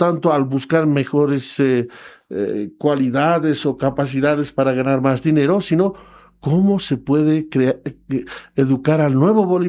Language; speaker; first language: Spanish; non-native, local second language; Quechua